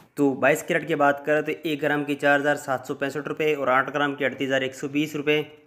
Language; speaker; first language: Hindi; native; Hindi